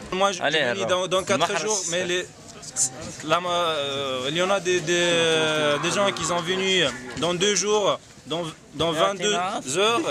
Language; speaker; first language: French; non-native, learner; Arabic